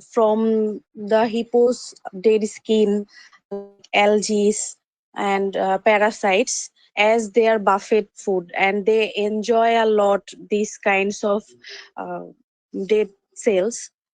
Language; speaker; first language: English; non-native, learner; Bangla